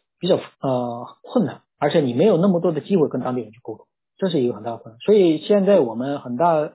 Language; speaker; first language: Chinese; non-native, local second language; Korean